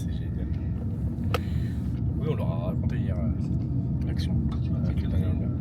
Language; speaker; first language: French; native; French